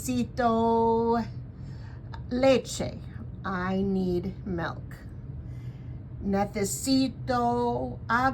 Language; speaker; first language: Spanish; non-native, fluent; English